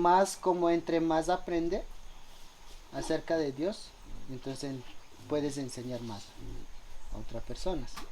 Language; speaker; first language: Spanish; non-native, local second language; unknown